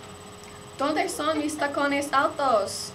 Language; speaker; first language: Spanish; non-native, learner; English